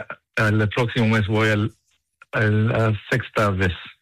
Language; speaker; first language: Spanish; non-native, learner; Hebrew